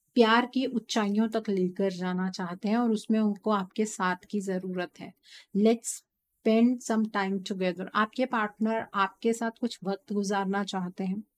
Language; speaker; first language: Hindi; native; Hindi